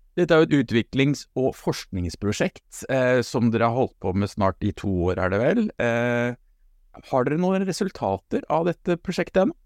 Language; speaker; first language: Norwegian; native; Norwegian